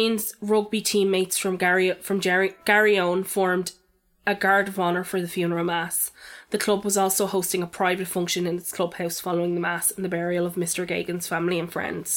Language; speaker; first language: English; native; English